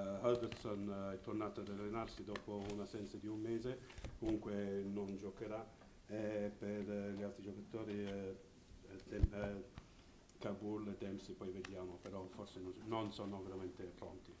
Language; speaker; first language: Italian; native; Italian